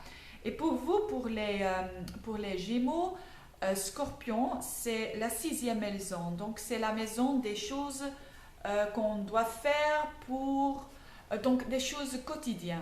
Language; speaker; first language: French; non-native, fluent; Dutch